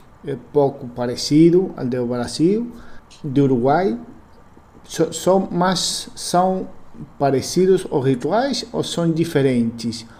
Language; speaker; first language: Portuguese; non-native, learner; Spanish